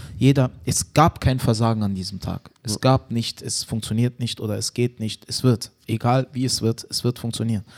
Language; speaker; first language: German; early bilingual, other home language; Turkish